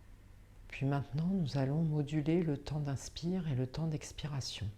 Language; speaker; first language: French; native; French